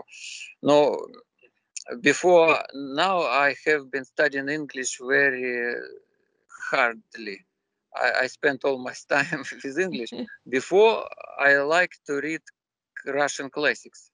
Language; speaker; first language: English; non-native, learner; Russian